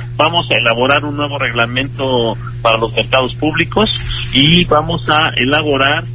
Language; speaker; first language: Spanish; native; Spanish